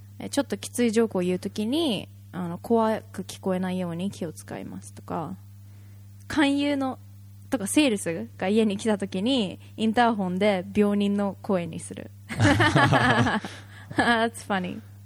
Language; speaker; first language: Japanese; native; Japanese